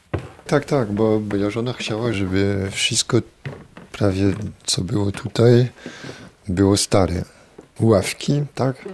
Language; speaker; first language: Polish; non-native, fluent; French